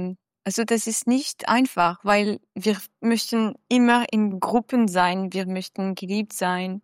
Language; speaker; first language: German; non-native, learner; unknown